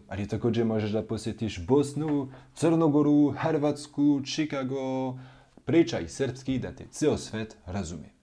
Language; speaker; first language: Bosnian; non-native, fluent; French